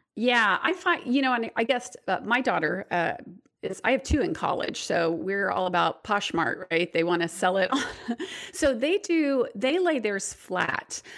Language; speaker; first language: English; native; English